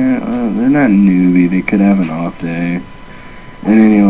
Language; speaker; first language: English; native; English